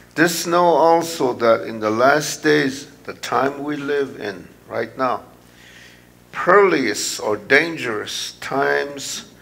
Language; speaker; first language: English; non-native, local second language; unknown